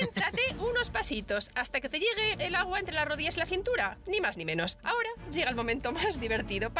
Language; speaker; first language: Spanish; native; Spanish